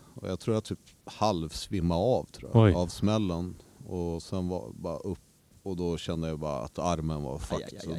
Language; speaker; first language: Swedish; native; Swedish